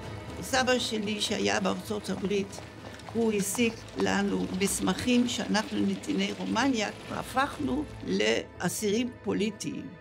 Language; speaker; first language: Hebrew; early bilingual, other home language; Dutch